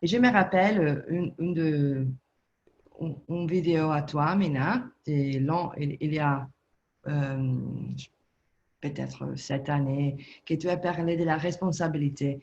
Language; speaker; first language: French; non-native, learner; Italian